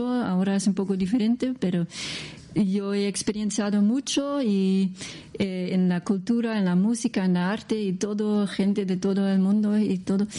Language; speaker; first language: Spanish; non-native, learner; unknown